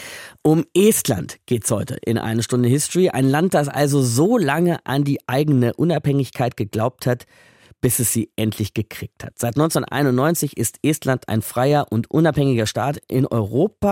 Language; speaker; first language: German; native; German